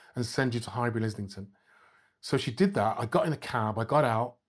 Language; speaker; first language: English; native; English